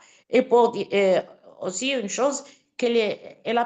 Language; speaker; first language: French; non-native, fluent; Italian